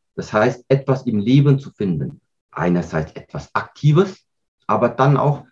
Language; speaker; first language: German; native; German